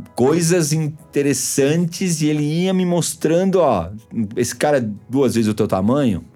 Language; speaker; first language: Portuguese; early bilingual, other home language; Spanish